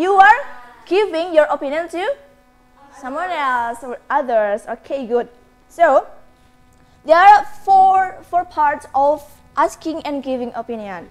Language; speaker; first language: English; non-native, learner; Indonesian